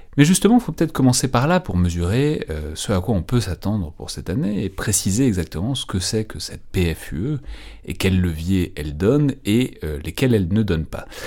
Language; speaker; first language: French; native; French